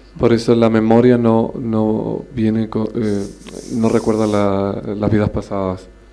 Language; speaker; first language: Spanish; native; Spanish